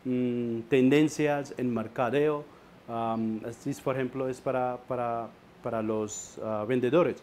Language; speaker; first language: Spanish; non-native, learner; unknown